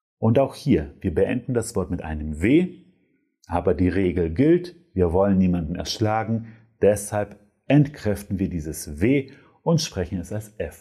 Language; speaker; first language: German; non-native, fluent; Polish